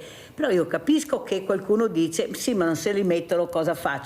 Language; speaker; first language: Italian; native; Italian